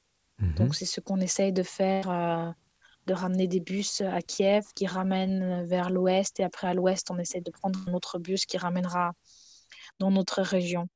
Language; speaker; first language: French; non-native, fluent; Ukrainian